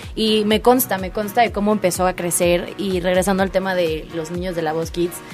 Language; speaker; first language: Spanish; native; Spanish